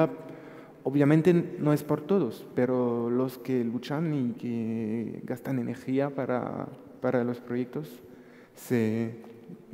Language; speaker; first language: Spanish; non-native, fluent; French